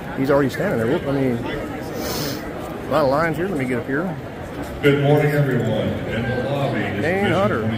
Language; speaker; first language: English; native; English